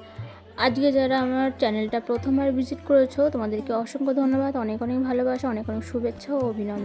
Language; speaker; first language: Bangla; native; Bangla